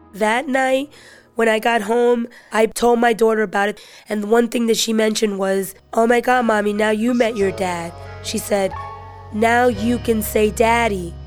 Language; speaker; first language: English; native; English